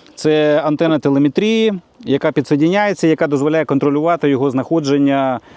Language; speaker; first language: Ukrainian; native; Ukrainian